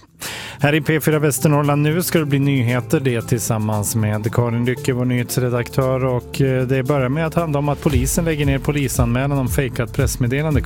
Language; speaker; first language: Swedish; native; Swedish